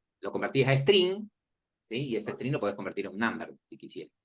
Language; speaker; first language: Spanish; native; Spanish